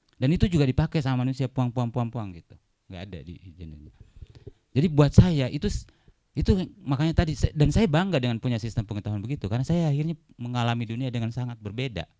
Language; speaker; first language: Indonesian; non-native, local second language; Buginese